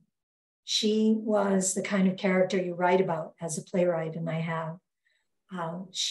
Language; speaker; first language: English; native; English